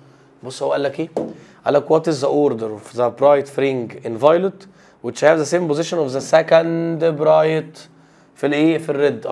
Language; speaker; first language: Arabic; native; Arabic